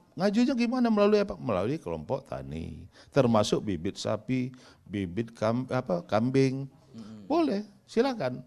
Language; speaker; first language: Indonesian; native; Indonesian